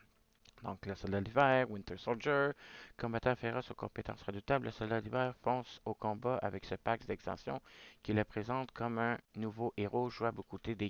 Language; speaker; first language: French; native; French